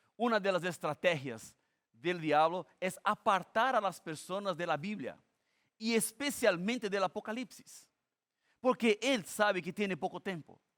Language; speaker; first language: Spanish; non-native, fluent; Portuguese